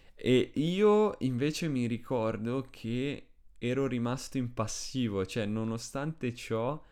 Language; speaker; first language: Italian; early bilingual, other home language; Spanish